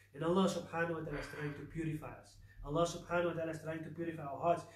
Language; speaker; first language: English; native; English